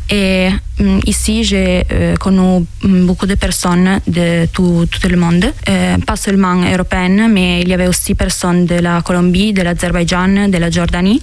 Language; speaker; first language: French; non-native, fluent; Italian